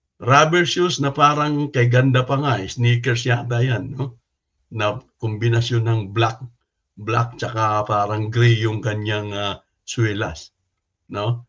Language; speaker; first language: Filipino; non-native, local second language; Cebuano